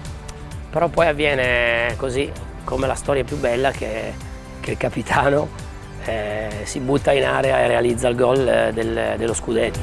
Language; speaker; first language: Italian; native; Italian